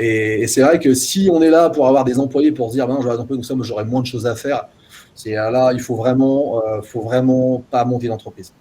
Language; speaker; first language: French; native; French